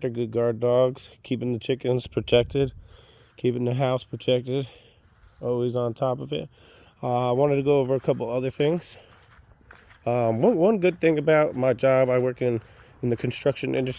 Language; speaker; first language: English; native; English